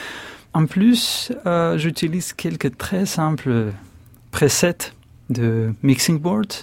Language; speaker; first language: French; non-native, fluent; Russian